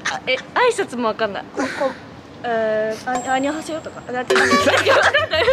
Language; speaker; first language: Japanese; native; Japanese